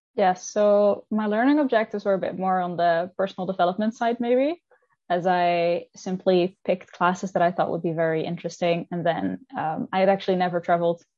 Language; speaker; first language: English; non-native, fluent; Dutch